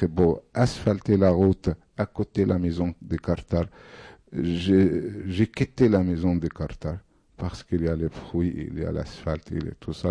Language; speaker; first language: French; non-native, fluent; Arabic